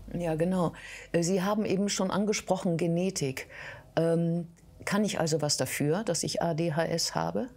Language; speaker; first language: German; native; German